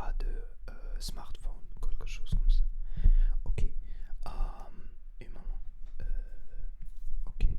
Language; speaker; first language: French; non-native, learner; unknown